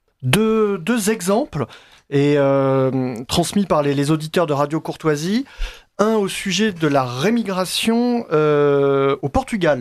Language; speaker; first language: French; native; French